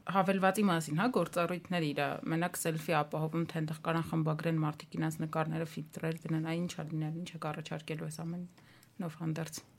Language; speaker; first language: Armenian; native; Armenian